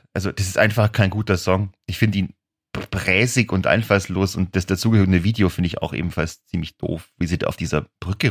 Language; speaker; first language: German; native; German